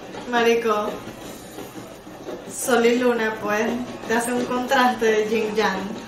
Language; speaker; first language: Spanish; native; Spanish